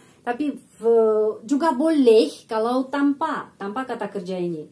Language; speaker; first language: Indonesian; non-native, fluent; Russian